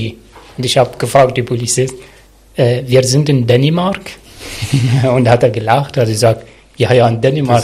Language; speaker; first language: German; non-native, learner; Arabic